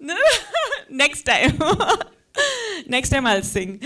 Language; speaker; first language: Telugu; non-native, learner; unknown